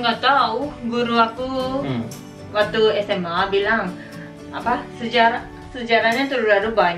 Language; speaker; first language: Indonesian; non-native, learner; Japanese